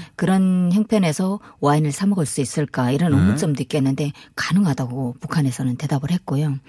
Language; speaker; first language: Korean; native; Korean